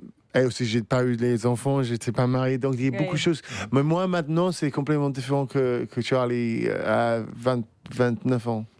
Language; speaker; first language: French; non-native, fluent; English